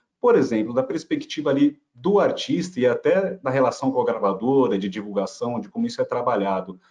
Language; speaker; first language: Portuguese; native; Portuguese